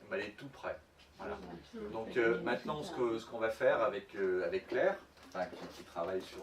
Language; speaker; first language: French; native; French